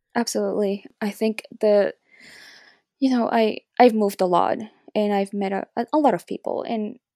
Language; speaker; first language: English; early bilingual, other home language; Spanish